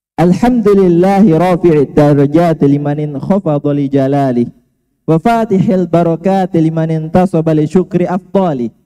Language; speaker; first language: Arabic; non-native, learner; Indonesian